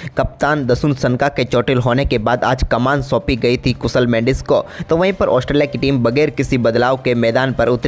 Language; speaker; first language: Hindi; native; Hindi